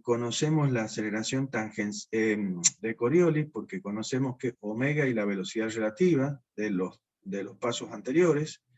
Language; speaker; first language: Spanish; native; Spanish